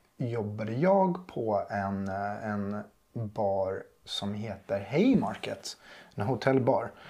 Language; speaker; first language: Swedish; non-native, fluent; English